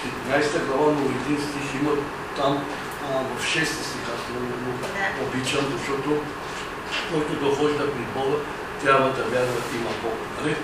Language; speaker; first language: Bulgarian; non-native, local second language; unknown